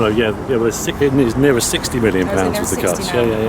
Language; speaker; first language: English; native; English